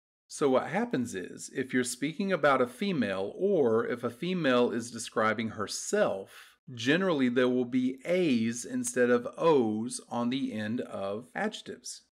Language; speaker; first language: English; native; English